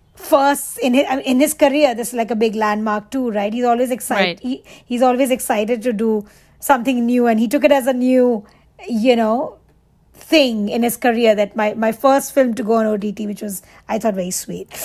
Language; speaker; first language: English; non-native, local second language; Bangla